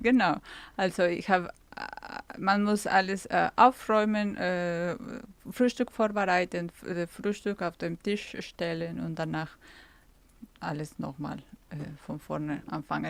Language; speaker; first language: German; non-native, fluent; Spanish